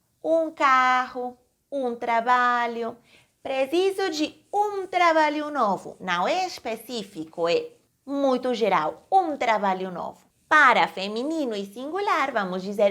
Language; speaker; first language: Portuguese; non-native, fluent; Spanish